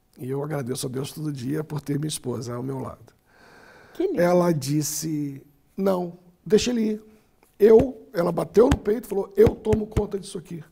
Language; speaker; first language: Portuguese; native; Portuguese